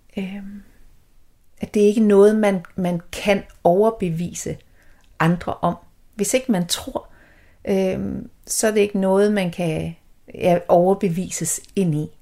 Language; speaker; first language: Danish; native; Danish